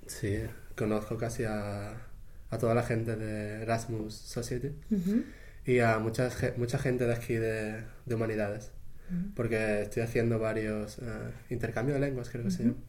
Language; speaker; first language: Spanish; native; Spanish